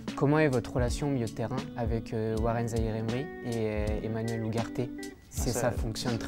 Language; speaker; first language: French; native; French